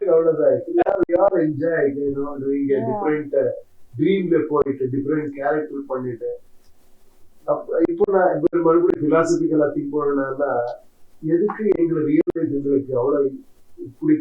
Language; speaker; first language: Tamil; non-native, learner; Kannada